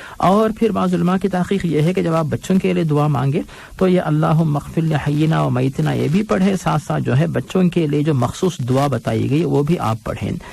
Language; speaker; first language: Urdu; native; Urdu